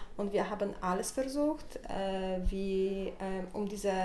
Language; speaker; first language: German; non-native, learner; Polish